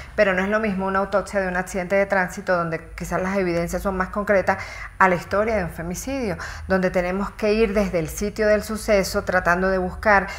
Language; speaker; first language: Spanish; native; Spanish